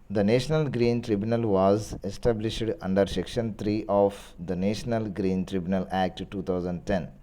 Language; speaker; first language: English; non-native, local second language; Telugu